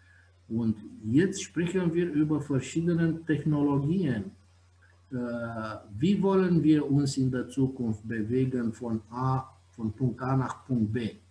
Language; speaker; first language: German; non-native, fluent; Romanian